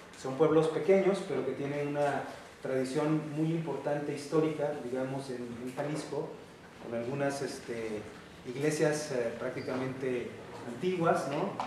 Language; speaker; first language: Spanish; native; Spanish